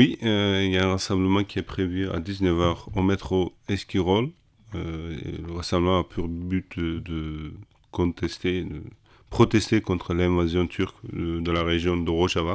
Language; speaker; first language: French; non-native, fluent; Kurdish